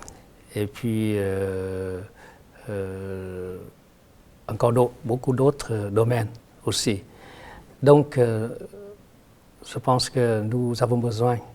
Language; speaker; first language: French; non-native, fluent; Vietnamese